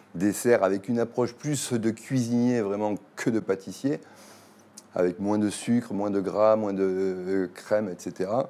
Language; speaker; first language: French; native; French